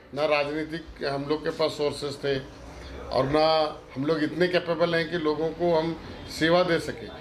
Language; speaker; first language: Hindi; native; Hindi